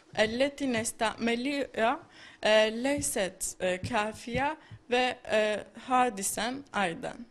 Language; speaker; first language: Arabic; non-native, learner; Turkish